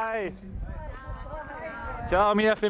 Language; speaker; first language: Italian; early bilingual, heritage; Italian